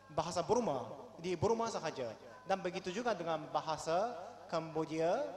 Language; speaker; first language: Malay; non-native, fluent; Japanese